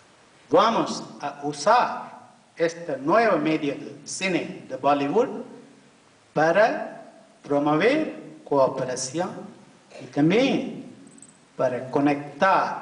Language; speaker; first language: Spanish; non-native, fluent; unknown